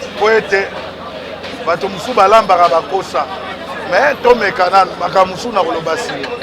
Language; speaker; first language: Lingala; non-native, local second language; Luba-Lulua